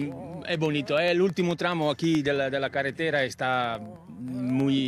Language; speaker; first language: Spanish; non-native, learner; Italian